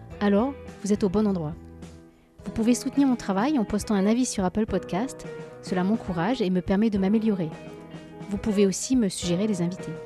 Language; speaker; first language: French; native; French